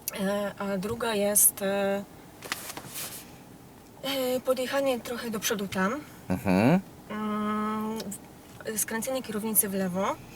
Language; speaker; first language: Polish; native; Polish